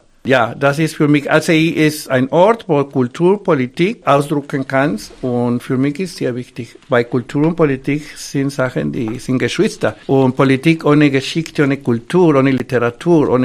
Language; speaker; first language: German; non-native, fluent; Spanish